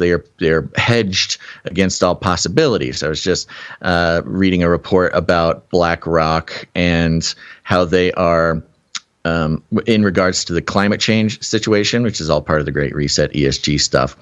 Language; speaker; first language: English; native; English